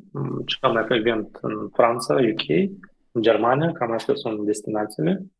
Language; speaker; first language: Romanian; native; Romanian